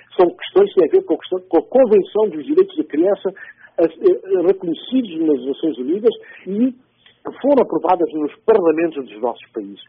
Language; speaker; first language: Portuguese; non-native, local second language; Upper Guinea Crioulo